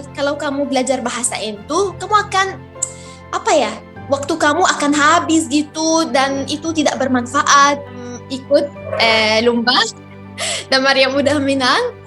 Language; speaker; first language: Indonesian; non-native, fluent; Arabic